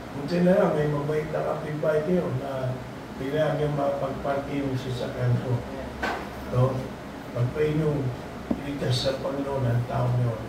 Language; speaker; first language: Filipino; native; Filipino